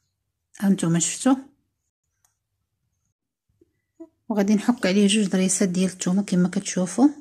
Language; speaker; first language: Arabic; native; Arabic